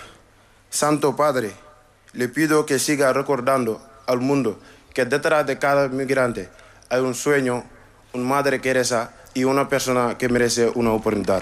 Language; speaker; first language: Spanish; non-native, fluent; Wolof